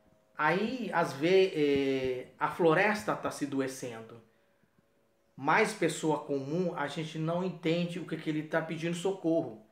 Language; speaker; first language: Portuguese; non-native, local second language; Yanomámi